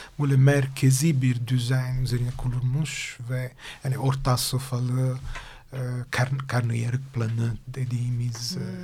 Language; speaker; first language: Turkish; non-native, fluent; Italian